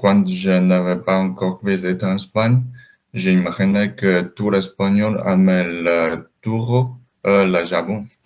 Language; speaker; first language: French; non-native, learner; Chinese